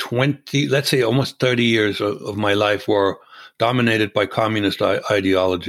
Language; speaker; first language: English; non-native, fluent; German